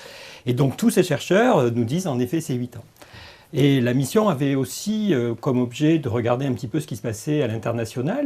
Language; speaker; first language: French; native; French